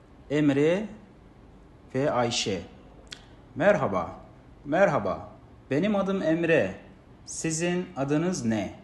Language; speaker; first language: Turkish; non-native, fluent; Kazakh